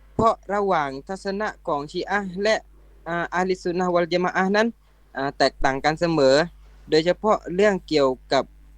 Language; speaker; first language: Thai; non-native, local second language; Pattani Malay